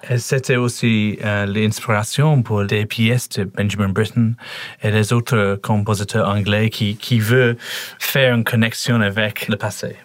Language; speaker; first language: French; non-native, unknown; English